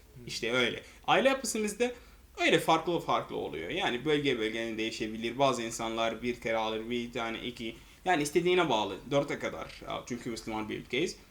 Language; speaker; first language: Turkish; non-native, fluent; Arabic